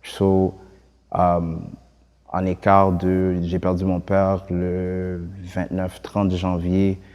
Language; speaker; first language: French; early bilingual, other home language; Haitian Creole